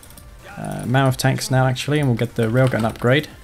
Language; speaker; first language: English; native; English